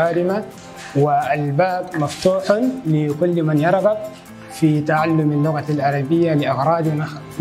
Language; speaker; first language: Arabic; non-native, fluent; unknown